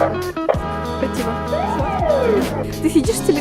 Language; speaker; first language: Russian; native; Russian